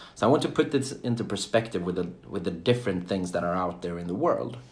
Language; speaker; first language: English; non-native, fluent; Swedish